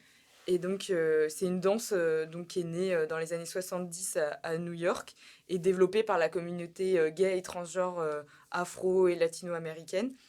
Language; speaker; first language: French; native; French